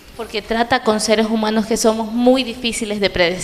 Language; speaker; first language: Spanish; native; Spanish